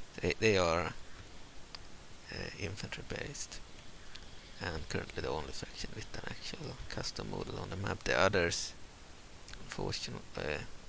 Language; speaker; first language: English; non-native, fluent; Swedish